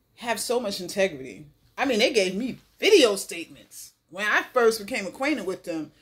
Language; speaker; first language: English; native; English